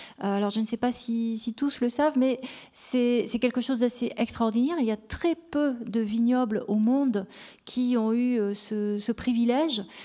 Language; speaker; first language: French; native; French